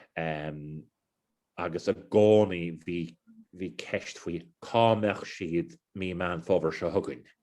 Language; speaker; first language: Irish; non-native, local second language; English